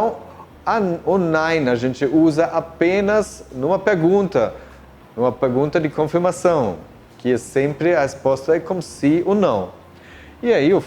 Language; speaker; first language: Portuguese; non-native, fluent; German